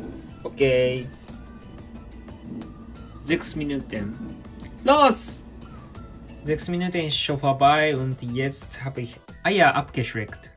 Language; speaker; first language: German; non-native, learner; Japanese